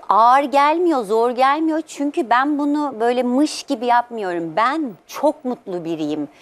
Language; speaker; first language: Turkish; native; Turkish